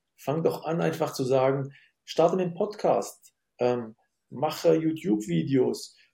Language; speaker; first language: German; early bilingual, other home language; Arabic